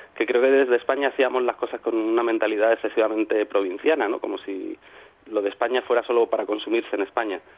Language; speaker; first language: Spanish; native; Spanish